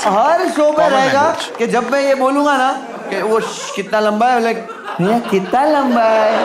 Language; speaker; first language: Hindi; non-native, local second language; Gujarati